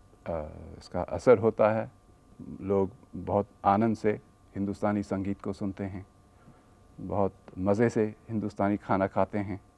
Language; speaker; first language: Hindi; non-native, fluent; English